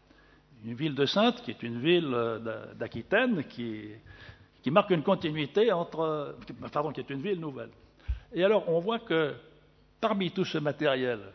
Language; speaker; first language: French; native; French